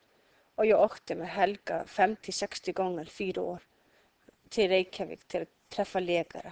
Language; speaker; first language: Swedish; non-native, learner; Icelandic